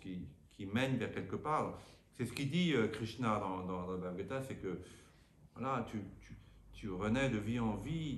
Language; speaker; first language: French; native; French